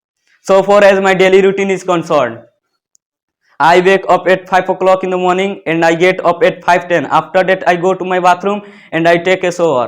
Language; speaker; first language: English; non-native, learner; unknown